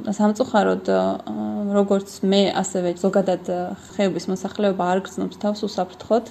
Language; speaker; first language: Georgian; non-native, local second language; Chechen